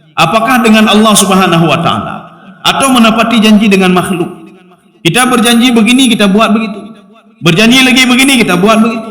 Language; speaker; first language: Indonesian; native; Indonesian